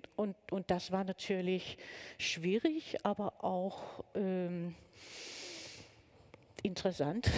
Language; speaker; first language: German; non-native, fluent; Danish